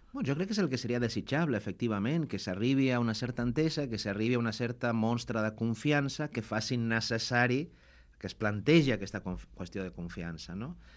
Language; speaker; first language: Catalan; non-native, fluent; Spanish